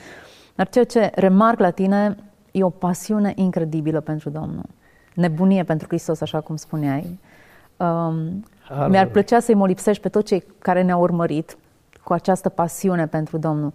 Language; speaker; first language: Romanian; native; Romanian